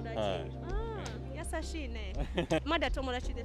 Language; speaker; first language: Japanese; non-native, learner; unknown